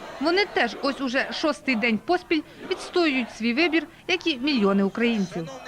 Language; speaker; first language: Ukrainian; native; Ukrainian